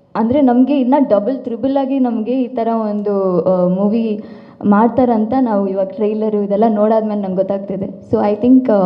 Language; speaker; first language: Kannada; non-native, local second language; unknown